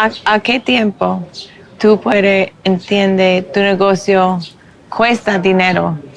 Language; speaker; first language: Spanish; non-native, learner; English